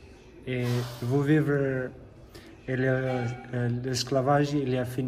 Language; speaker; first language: French; non-native, learner; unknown